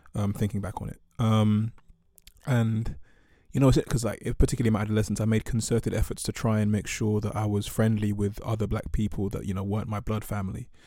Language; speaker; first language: English; native; English